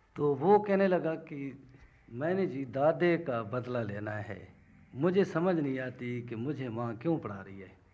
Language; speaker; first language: Urdu; non-native, local second language; Punjabi